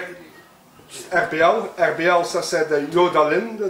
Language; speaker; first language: French; non-native, local second language; Dutch